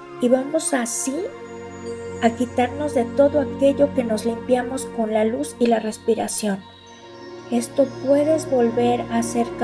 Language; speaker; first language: Spanish; native; Spanish